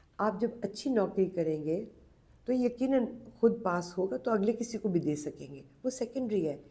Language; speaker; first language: Urdu; non-native, local second language; Punjabi